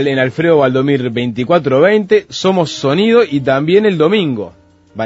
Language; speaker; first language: Spanish; native; Spanish